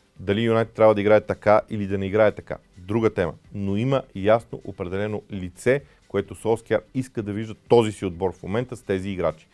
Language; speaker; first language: Bulgarian; native; Bulgarian